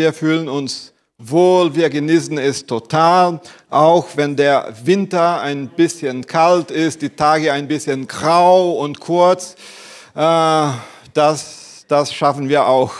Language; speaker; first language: German; non-native, fluent; Portuguese